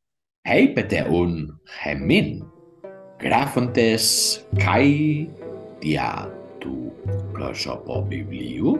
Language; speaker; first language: Greek; non-native, learner; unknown